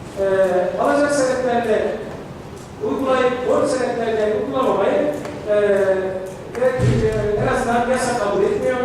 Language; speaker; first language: Turkish; native; Turkish